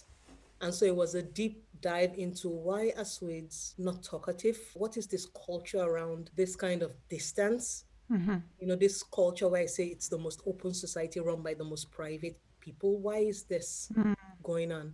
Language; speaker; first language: English; non-native, local second language; Yoruba